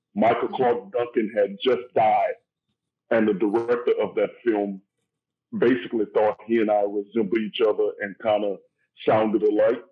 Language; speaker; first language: English; native; English